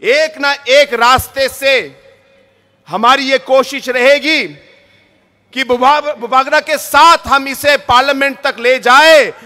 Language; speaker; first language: Hindi; non-native, local second language; Garo